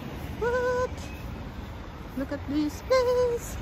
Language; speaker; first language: English; non-native, local second language; Filipino